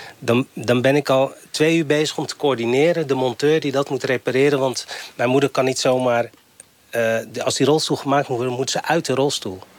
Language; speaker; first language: Dutch; early bilingual, other home language; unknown